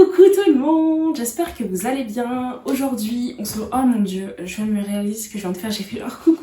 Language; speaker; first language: French; native; French